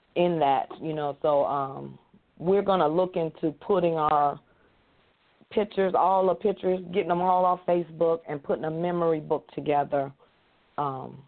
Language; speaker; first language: English; native; English